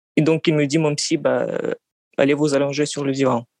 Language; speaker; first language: French; non-native, fluent; Russian